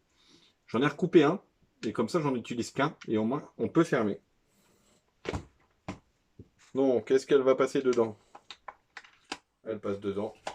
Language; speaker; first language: French; native; French